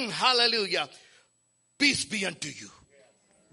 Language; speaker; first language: English; non-native, local second language; Hindi